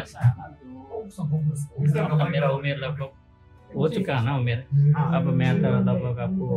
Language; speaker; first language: Hindi; non-native, learner; Nepali